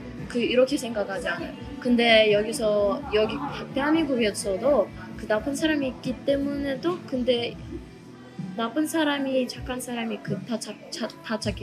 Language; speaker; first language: Korean; early bilingual, other home language; Russian